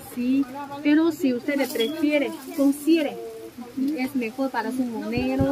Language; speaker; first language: Spanish; non-native, learner; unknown